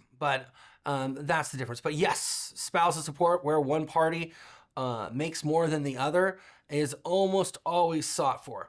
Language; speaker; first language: English; native; English